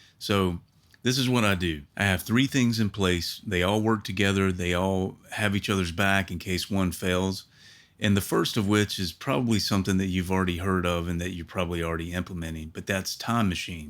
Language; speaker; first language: English; native; English